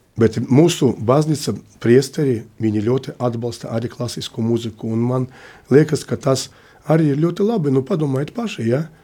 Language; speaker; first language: Latvian; non-native, local second language; Russian